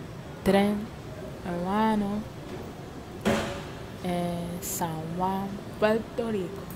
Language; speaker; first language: Spanish; non-native, learner; English